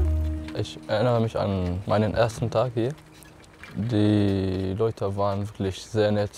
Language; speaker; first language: German; non-native, learner; Arabic